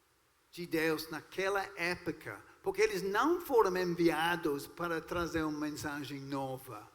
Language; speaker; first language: Portuguese; non-native, fluent; English